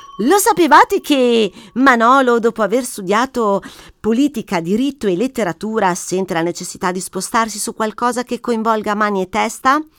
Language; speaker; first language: Italian; native; Italian